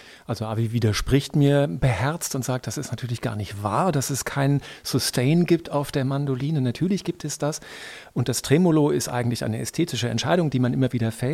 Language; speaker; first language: German; native; German